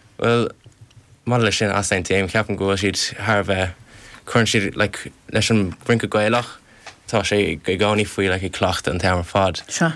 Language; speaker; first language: Irish; non-native, local second language; English